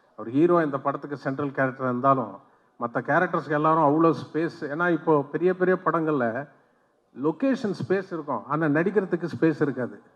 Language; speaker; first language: Tamil; non-native, local second language; Telugu